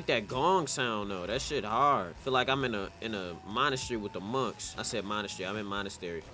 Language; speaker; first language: English; native; English